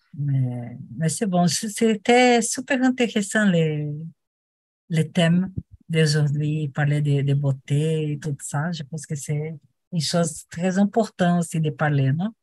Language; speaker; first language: French; non-native, learner; Portuguese